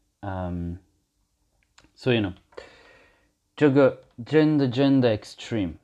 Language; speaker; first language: Chinese; non-native, learner; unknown